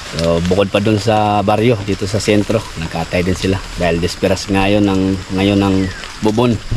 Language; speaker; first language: Filipino; non-native, local second language; Cebuano